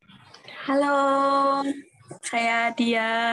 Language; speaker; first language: Indonesian; non-native, learner; Korean